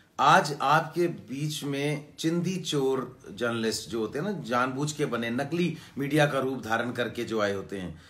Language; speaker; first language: Hindi; non-native, local second language; Punjabi